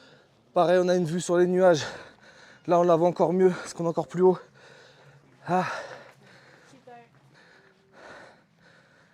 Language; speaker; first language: French; native; French